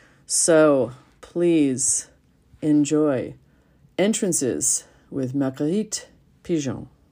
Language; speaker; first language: English; native; English